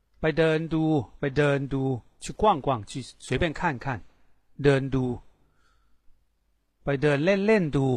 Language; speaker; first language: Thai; non-native, fluent; Chinese